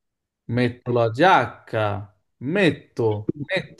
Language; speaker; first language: Italian; non-native, fluent; Bangla